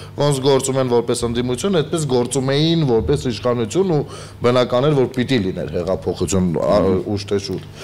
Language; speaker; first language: Armenian; native; Armenian